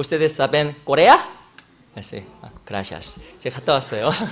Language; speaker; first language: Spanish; non-native, learner; Korean